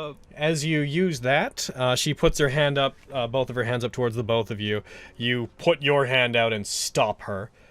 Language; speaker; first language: English; native; English